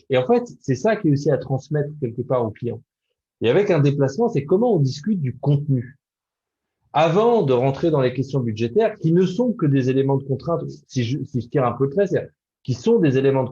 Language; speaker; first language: French; native; French